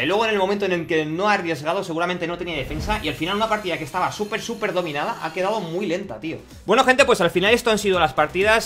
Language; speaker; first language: Spanish; native; Spanish